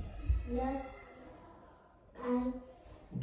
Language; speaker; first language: English; non-native, learner; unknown